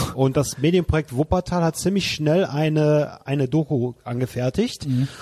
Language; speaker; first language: German; native; German